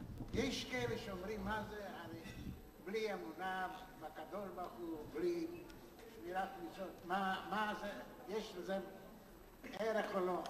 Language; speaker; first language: Hebrew; non-native, fluent; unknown